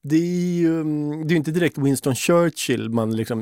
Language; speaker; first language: Swedish; native; Swedish